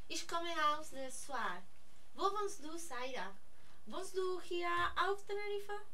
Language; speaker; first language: German; non-native, learner; Spanish